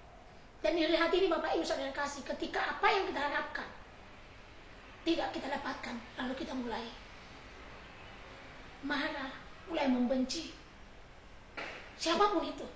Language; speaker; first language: Indonesian; native; Indonesian